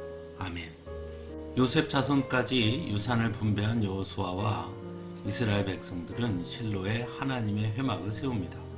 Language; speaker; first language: Korean; native; Korean